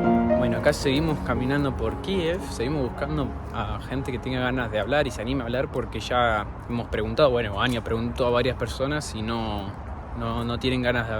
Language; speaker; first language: Spanish; native; Spanish